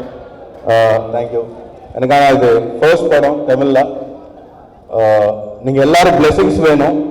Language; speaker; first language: Tamil; non-native, learner; Telugu